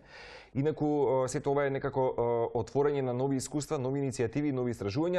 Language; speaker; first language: Macedonian; native; Macedonian